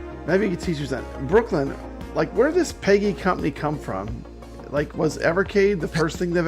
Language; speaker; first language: English; native; English